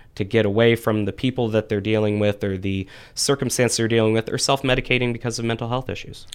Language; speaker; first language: English; native; English